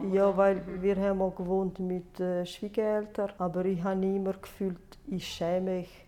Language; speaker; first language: German; non-native, fluent; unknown